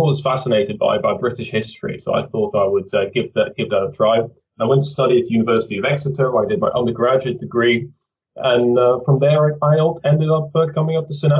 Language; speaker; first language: English; early bilingual, other home language; Dutch